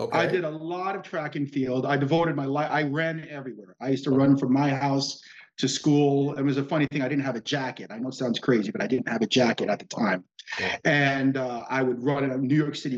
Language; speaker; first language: English; native; English